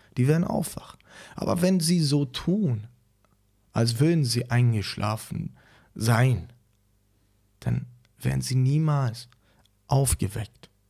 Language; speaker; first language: German; non-native, fluent; Persian